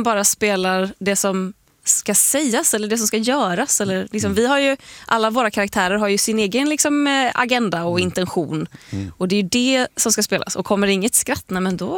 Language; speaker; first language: Swedish; native; Swedish